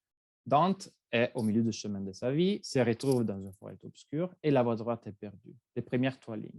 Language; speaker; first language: French; non-native, fluent; Italian